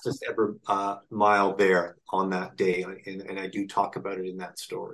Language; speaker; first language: English; native; English